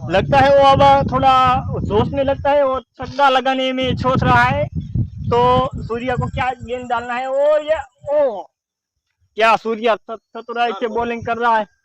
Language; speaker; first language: Hindi; non-native, local second language; Gujarati